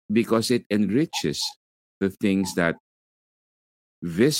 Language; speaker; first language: English; non-native, local second language; Filipino